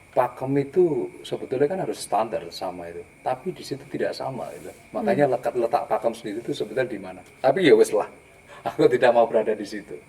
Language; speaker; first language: Indonesian; native; Indonesian